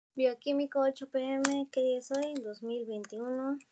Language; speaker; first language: Spanish; non-native, fluent; Japanese